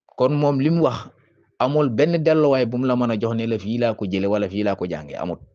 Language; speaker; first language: Wolof; non-native, local second language; Serer